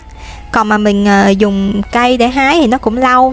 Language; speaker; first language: Vietnamese; native; Vietnamese